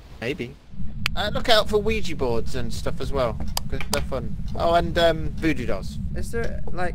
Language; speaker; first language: English; native; English